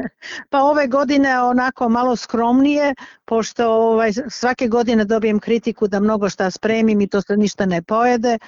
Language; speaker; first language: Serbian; early bilingual, other home language; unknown